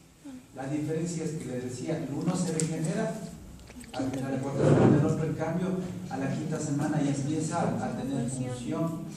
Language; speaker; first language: Spanish; native; Spanish